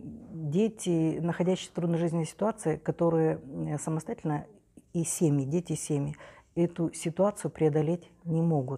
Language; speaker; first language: Russian; native; Russian